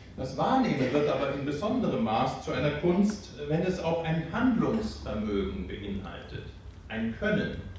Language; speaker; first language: German; native; German